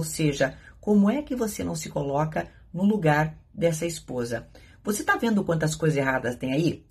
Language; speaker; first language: Portuguese; native; Portuguese